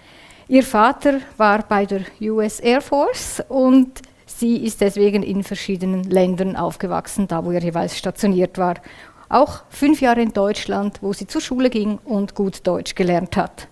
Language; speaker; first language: German; native; German